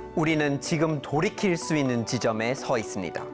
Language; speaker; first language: Korean; non-native, fluent; English